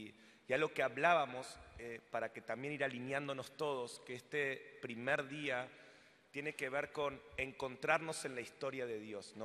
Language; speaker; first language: Spanish; native; Spanish